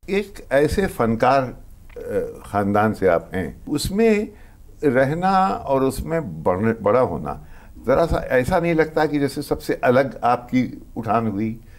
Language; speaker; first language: Hindi; native; Hindi